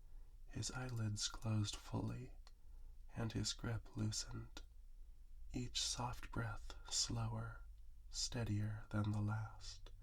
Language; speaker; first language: English; native; English